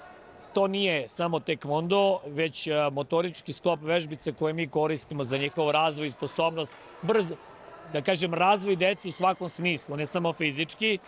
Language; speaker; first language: Serbian; native; Serbian